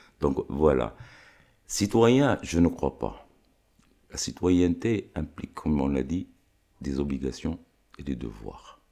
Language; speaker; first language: French; non-native, local second language; Arabic